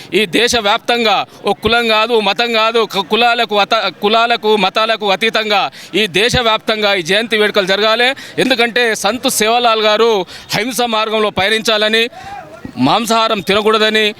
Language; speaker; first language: Telugu; non-native, local second language; Lambadi